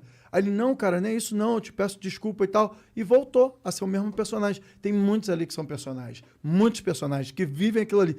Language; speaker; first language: Portuguese; native; Portuguese